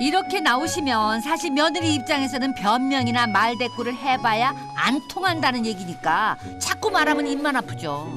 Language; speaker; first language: Korean; native; Korean